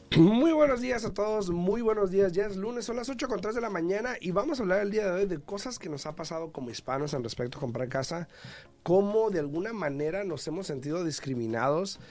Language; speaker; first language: Spanish; early bilingual, heritage; Spanish